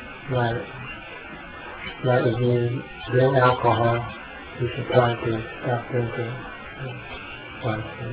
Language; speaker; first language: English; non-native, fluent; Thai